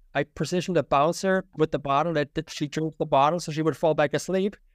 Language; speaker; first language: English; non-native, fluent; German